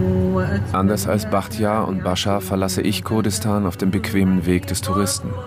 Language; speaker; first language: German; native; German